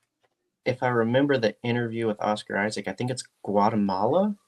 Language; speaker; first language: English; native; English